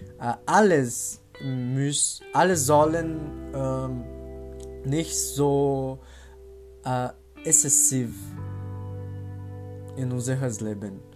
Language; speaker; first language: German; non-native, learner; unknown